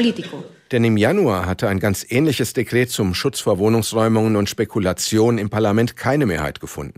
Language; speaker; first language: German; native; German